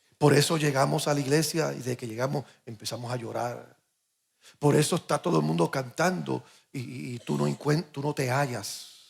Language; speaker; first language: Spanish; early bilingual, heritage; English